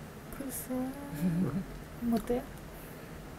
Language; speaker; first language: Korean; non-native, learner; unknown